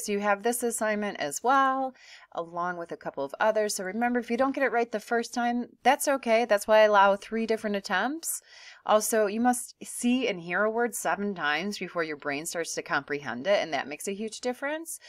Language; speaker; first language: English; native; English